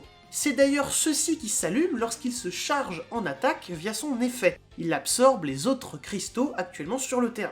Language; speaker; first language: French; native; French